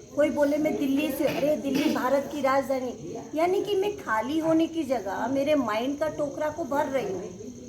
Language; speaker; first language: Hindi; non-native, local second language; Nepali